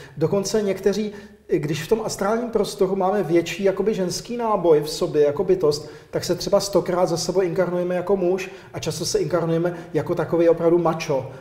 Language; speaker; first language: Czech; native; Czech